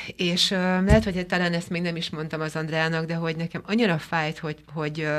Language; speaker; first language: Hungarian; native; Hungarian